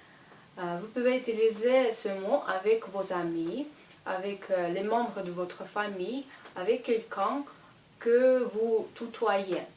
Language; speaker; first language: French; non-native, fluent; Russian